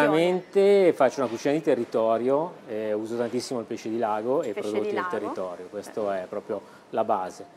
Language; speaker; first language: Italian; native; Italian